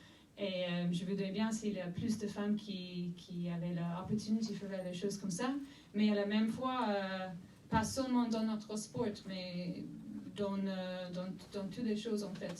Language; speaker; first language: French; non-native, fluent; English